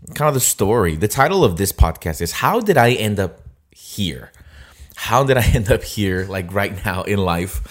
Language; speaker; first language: English; non-native, fluent; Spanish